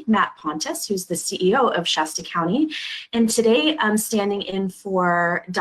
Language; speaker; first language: English; native; English